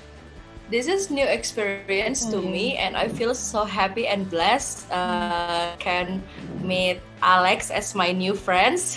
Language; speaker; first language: English; non-native, learner; Indonesian